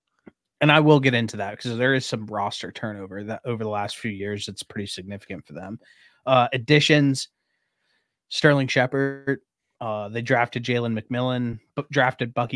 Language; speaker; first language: English; native; English